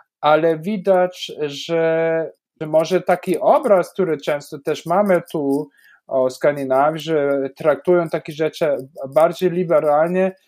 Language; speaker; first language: Polish; non-native, fluent; German